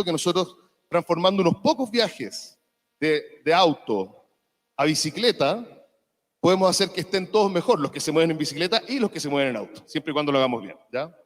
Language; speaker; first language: Spanish; native; Spanish